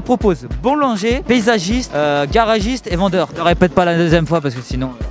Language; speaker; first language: French; native; French